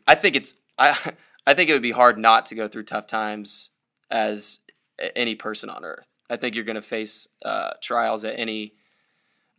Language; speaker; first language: English; native; English